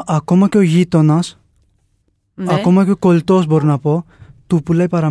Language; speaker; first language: Greek; non-native, fluent; Urdu